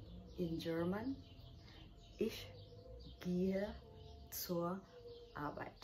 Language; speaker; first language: German; non-native, fluent; Cebuano